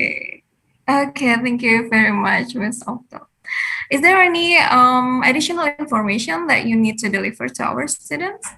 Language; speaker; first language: English; non-native, fluent; Indonesian